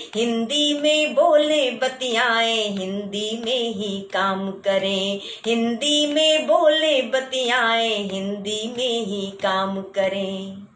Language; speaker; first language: Hindi; native; Hindi